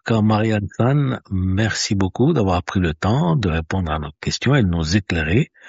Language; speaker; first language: French; native; French